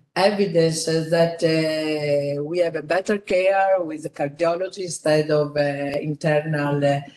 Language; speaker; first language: English; non-native, fluent; Italian